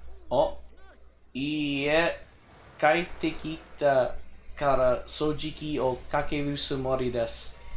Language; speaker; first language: Japanese; non-native, learner; English